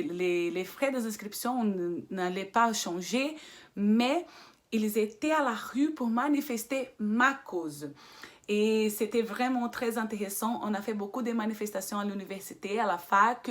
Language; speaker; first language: French; non-native, fluent; Portuguese